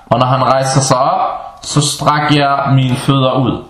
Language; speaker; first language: Danish; early bilingual, other home language; Arabic